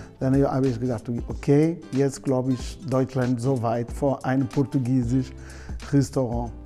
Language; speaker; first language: German; non-native, learner; Portuguese